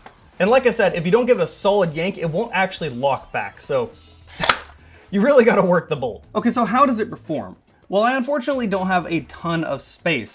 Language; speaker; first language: English; native; English